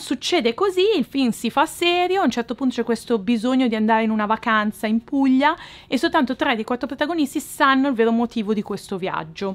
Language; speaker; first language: Italian; native; Italian